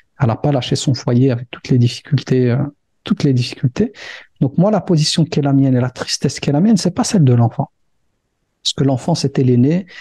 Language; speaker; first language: French; early bilingual, other home language; Arabic